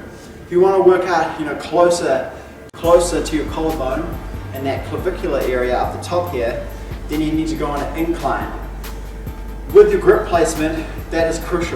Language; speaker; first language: English; native; English